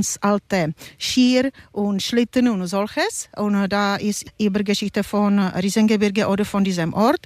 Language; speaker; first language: German; non-native, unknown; Czech